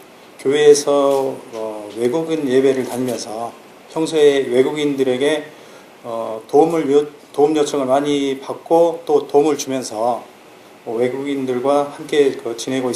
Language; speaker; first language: Korean; native; Korean